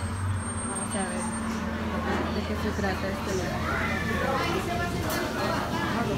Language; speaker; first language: Spanish; early bilingual, heritage; Spanish